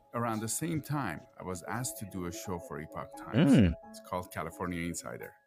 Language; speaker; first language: English; non-native, fluent; Persian